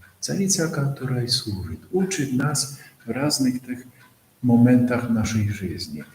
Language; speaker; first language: Russian; non-native, fluent; Polish